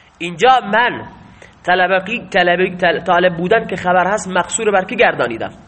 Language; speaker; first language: Persian; non-native, local second language; Baluchi